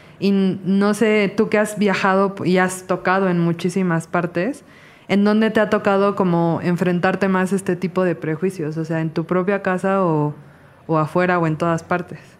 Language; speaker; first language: Spanish; native; Spanish